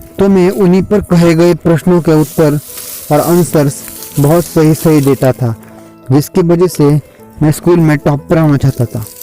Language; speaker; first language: Hindi; non-native, local second language; Marathi